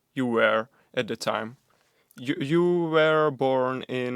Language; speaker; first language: English; non-native, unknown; Czech